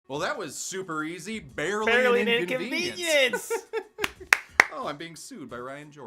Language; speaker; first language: English; native; English